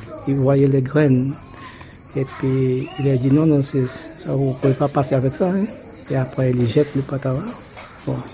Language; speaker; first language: French; non-native, local second language; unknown